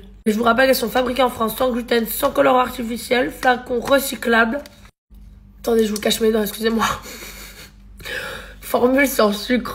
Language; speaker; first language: French; native; French